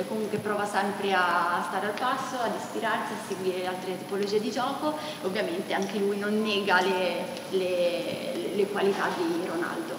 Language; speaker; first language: Italian; native; Italian